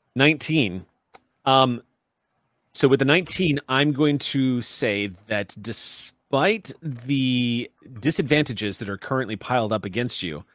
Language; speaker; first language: English; native; English